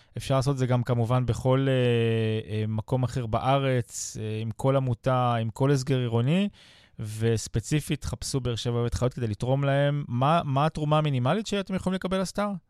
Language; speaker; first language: Hebrew; native; Hebrew